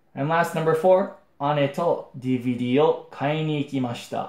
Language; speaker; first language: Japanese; non-native, fluent; English